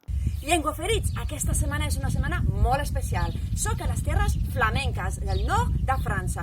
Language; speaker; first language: Catalan; non-native, fluent; French